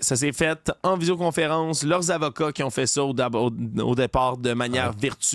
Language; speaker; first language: French; native; French